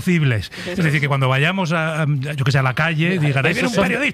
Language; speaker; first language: Spanish; native; Spanish